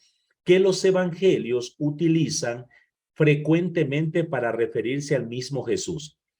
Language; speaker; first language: Spanish; native; Spanish